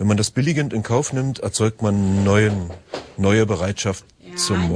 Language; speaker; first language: German; native; German